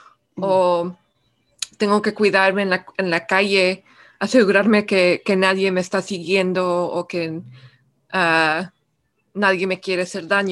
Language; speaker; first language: Spanish; early bilingual, heritage; Spanish